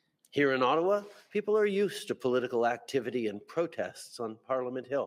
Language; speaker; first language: English; early bilingual, other home language; French